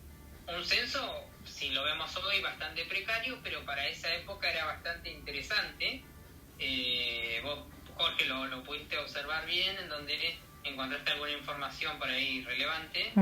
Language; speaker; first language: Spanish; native; Spanish